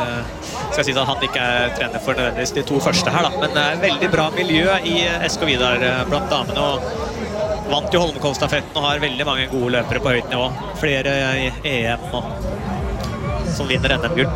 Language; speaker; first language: Norwegian; native; Norwegian